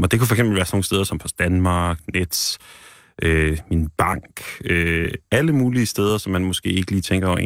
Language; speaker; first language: Danish; native; Danish